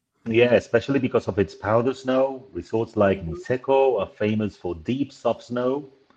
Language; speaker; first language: English; non-native, fluent; Spanish